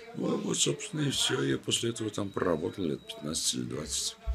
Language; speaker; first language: Russian; native; Russian